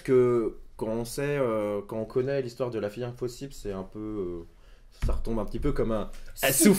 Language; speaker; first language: French; native; French